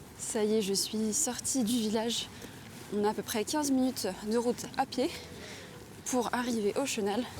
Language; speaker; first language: French; native; French